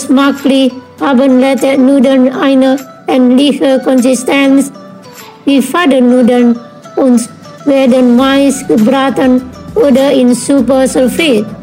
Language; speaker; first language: German; non-native, fluent; Indonesian